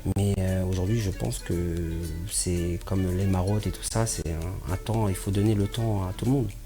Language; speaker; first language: French; native; French